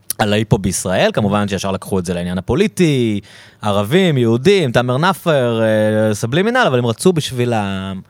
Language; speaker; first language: Hebrew; native; Hebrew